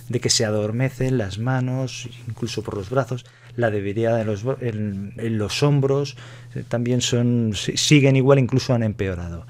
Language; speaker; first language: Spanish; native; Spanish